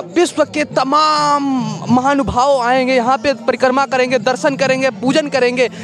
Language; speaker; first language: Hindi; native; Hindi